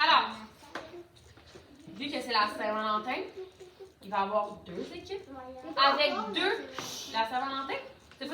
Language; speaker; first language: French; native; French